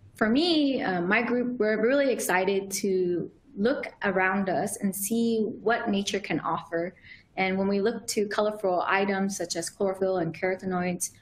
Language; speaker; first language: English; native; English